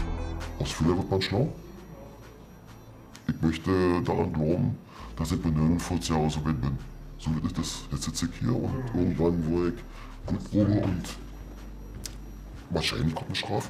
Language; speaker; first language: German; native; German